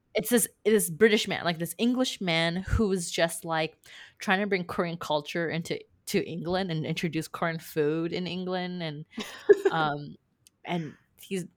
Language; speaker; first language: English; native; English